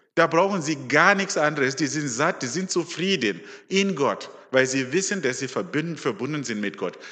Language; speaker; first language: German; non-native, fluent; Shona